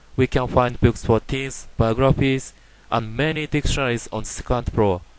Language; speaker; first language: English; non-native, learner; Japanese